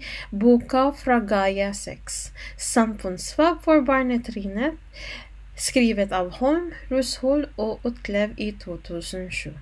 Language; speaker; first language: Norwegian; non-native, learner; Filipino